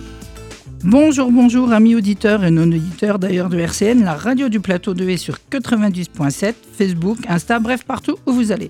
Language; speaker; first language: French; native; French